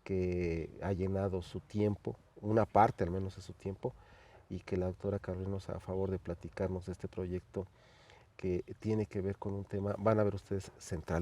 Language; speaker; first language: Spanish; native; Spanish